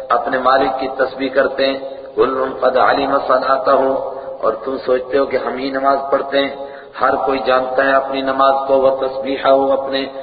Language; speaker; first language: Urdu; non-native, local second language; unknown